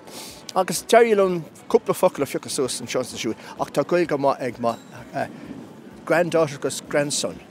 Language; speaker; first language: Irish; native; Irish